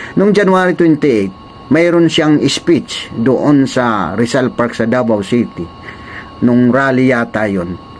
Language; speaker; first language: Filipino; non-native, local second language; Waray